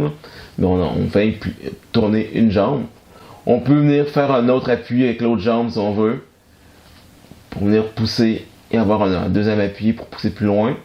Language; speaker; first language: French; native; French